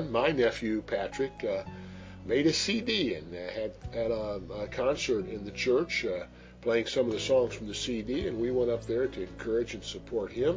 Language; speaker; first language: English; native; English